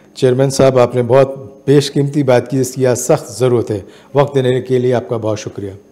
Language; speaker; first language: Hindi; native; Hindi